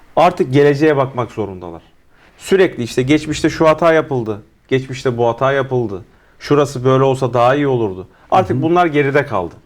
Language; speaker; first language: Turkish; native; Turkish